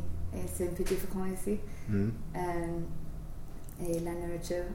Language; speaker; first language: French; non-native, learner; English